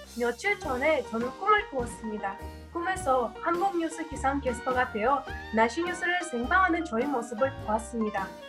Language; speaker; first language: Korean; non-native, learner; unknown